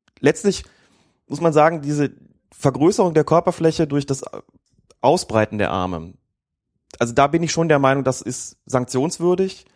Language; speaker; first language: German; native; German